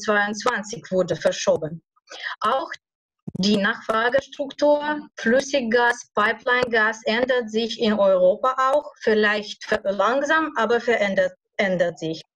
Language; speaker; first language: German; non-native, fluent; Russian